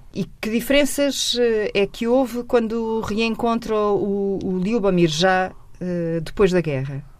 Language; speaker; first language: Portuguese; native; Portuguese